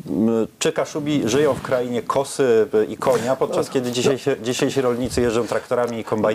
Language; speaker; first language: Polish; native; Polish